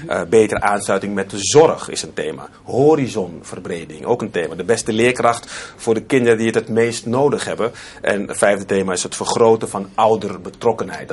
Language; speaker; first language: Dutch; native; Dutch